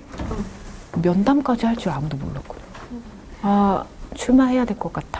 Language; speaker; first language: Korean; native; Korean